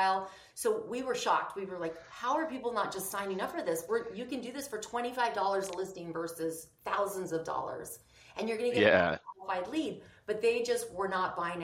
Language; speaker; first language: English; early bilingual, other home language; Greek